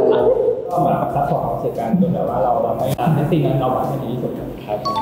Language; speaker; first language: Thai; native; Thai